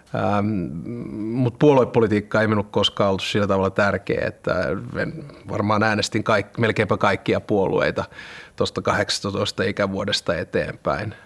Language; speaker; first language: Finnish; native; Finnish